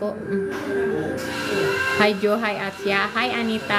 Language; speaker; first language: Indonesian; native; Indonesian